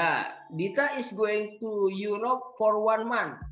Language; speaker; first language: English; non-native, learner; Indonesian